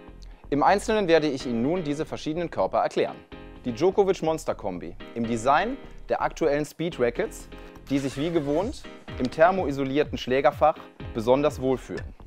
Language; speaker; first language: German; native; German